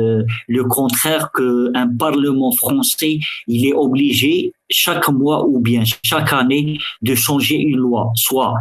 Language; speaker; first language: French; early bilingual, other home language; Arabic